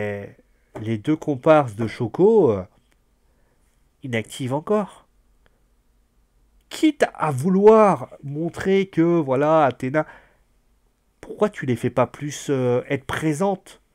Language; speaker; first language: French; native; French